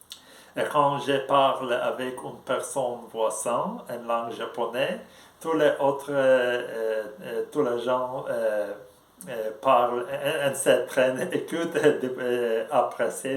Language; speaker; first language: French; non-native, learner; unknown